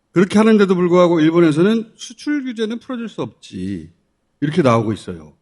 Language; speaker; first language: Korean; native; Korean